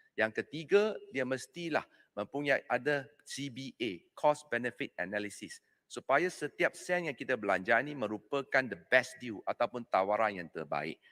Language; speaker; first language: Malay; non-native, local second language; Chinese